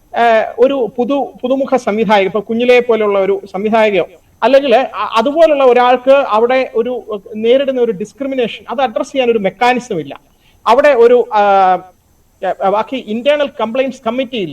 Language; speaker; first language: Malayalam; native; Malayalam